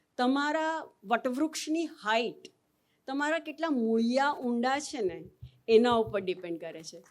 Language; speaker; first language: Gujarati; native; Gujarati